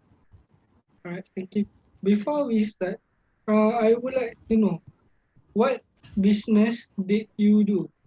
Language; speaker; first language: English; non-native, local second language; Malay